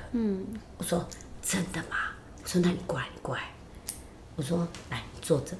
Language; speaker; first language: Chinese; native; Chinese